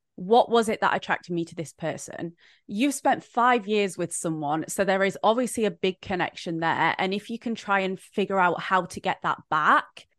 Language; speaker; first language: English; native; English